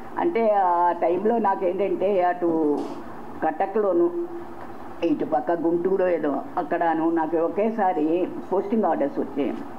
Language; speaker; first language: Telugu; native; Telugu